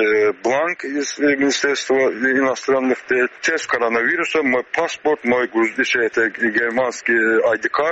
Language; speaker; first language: Russian; non-native, learner; Azerbaijani